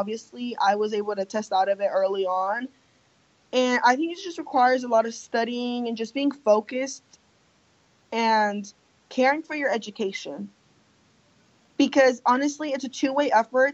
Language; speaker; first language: English; early bilingual, other home language; Spanish